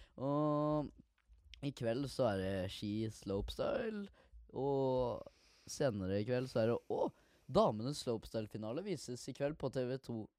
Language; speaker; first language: Norwegian; native; Norwegian